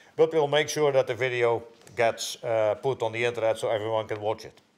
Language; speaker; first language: English; non-native, fluent; Dutch